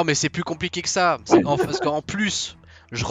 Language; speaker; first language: French; native; French